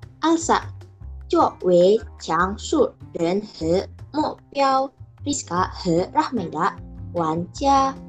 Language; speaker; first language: Chinese; non-native, learner; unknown